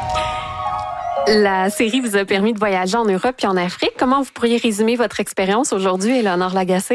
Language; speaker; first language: French; native; French